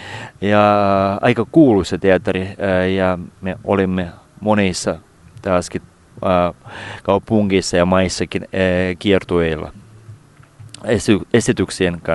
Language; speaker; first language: Finnish; non-native, fluent; Russian